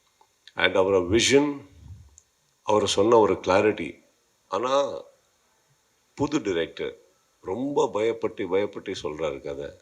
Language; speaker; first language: Tamil; non-native, learner; Kannada